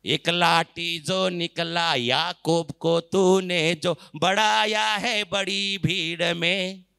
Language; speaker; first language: Hindi; non-native, local second language; Marathi